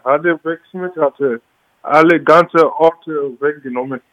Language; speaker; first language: German; non-native, learner; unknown